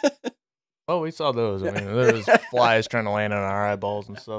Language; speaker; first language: English; native; English